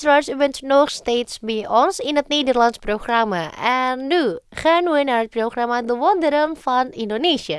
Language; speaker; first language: Dutch; non-native, fluent; Indonesian